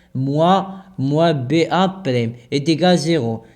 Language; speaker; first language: French; non-native, local second language; Arabic